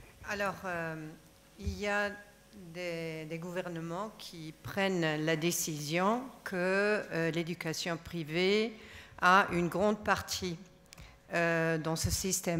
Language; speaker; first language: French; non-native, fluent; German